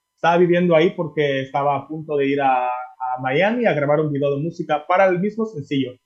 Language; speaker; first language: Spanish; early bilingual, heritage; Spanish